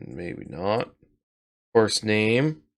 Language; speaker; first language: English; native; English